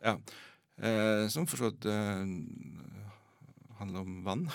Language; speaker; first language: Norwegian; native; Norwegian